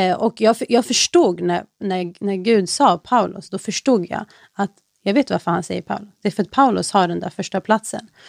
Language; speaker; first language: Swedish; early bilingual, other home language; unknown